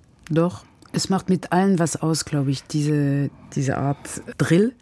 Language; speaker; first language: German; non-native, fluent; French